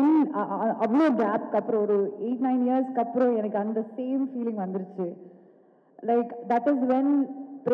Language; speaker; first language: Tamil; non-native, local second language; Malayalam